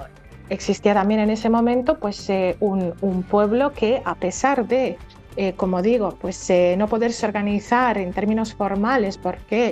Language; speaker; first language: Spanish; native; Spanish